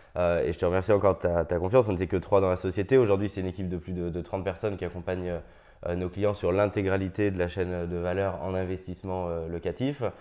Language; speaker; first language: French; native; French